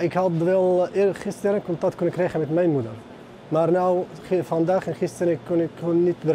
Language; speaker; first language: Dutch; non-native, fluent; Arabic